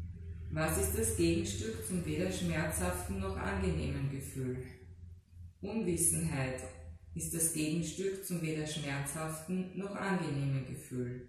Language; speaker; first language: German; native; German